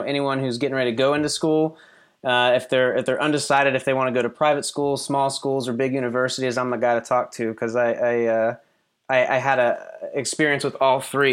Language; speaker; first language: English; native; English